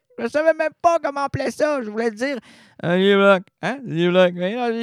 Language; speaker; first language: French; native; French